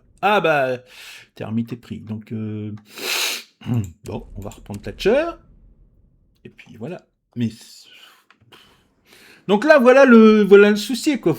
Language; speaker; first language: French; native; French